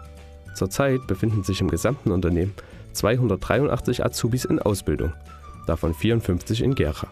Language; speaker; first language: German; native; German